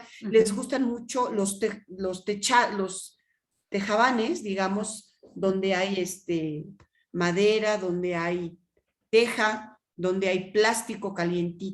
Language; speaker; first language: Spanish; native; Spanish